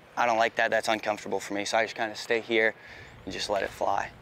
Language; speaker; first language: English; native; English